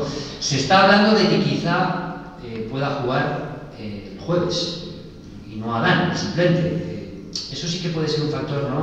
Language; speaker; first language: Spanish; native; Spanish